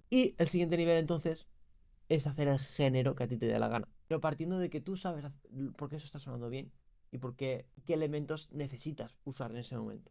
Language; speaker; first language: Spanish; native; Spanish